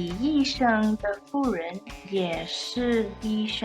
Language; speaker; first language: Chinese; non-native, learner; English